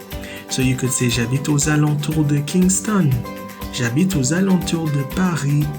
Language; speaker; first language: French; non-native, fluent; English